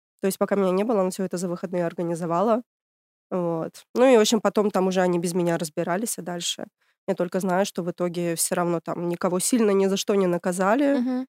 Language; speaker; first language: Russian; native; Russian